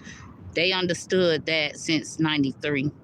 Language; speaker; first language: English; native; English